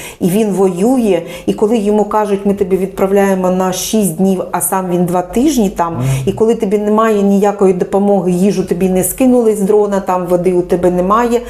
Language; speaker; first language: Ukrainian; non-native, local second language; Russian